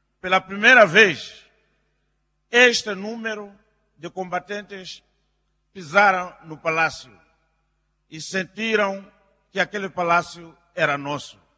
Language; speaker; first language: Portuguese; non-native, local second language; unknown